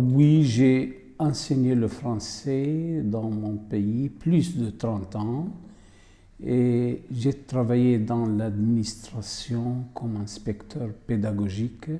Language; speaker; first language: French; non-native, fluent; Arabic